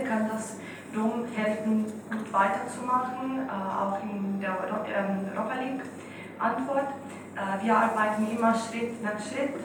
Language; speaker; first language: German; non-native, fluent; Italian